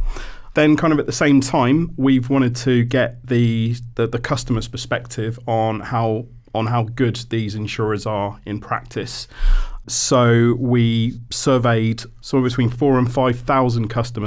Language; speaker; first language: English; native; English